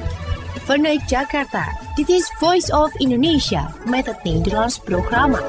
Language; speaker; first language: Dutch; non-native, fluent; Indonesian